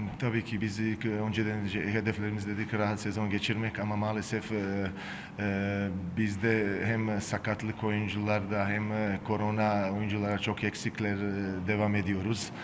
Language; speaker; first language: Turkish; non-native, fluent; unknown